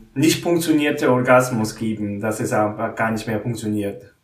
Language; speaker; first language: German; non-native, learner; Korean